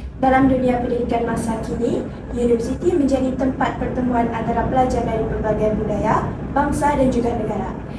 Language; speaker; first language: Malay; native; Malay